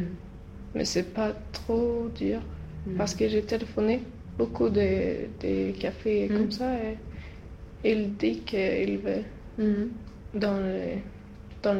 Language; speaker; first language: French; non-native, learner; Swedish